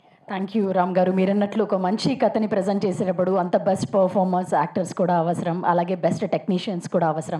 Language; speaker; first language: Telugu; native; Telugu